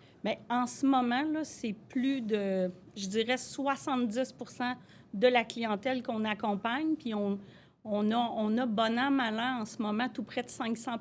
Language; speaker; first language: French; native; French